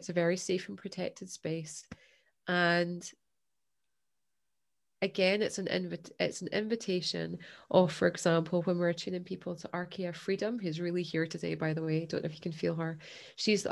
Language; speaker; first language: English; native; English